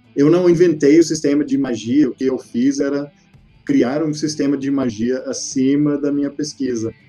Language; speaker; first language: Portuguese; non-native, fluent; English